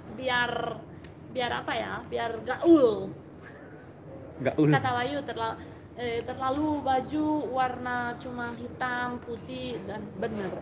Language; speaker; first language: Indonesian; non-native, fluent; Spanish